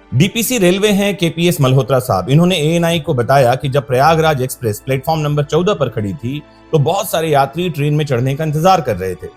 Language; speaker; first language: Hindi; native; Hindi